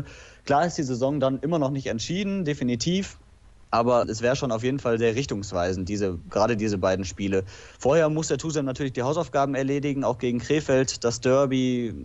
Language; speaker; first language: German; native; German